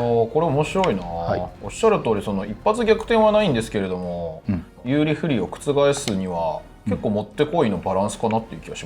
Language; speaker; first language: Japanese; native; Japanese